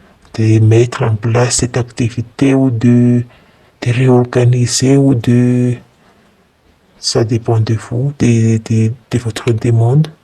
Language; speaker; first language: French; non-native, fluent; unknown